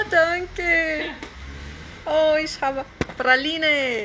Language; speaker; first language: German; non-native, learner; Portuguese